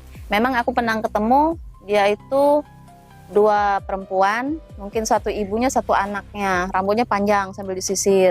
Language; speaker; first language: Indonesian; native; Indonesian